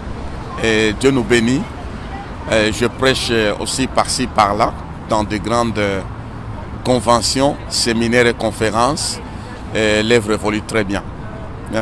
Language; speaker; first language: French; non-native, local second language; Swahili